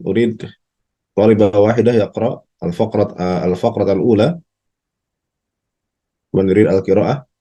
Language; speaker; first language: Arabic; non-native, fluent; Indonesian